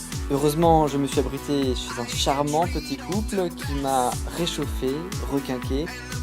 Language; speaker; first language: French; native; French